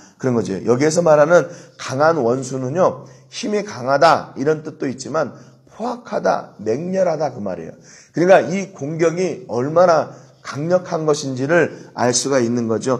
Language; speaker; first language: Korean; native; Korean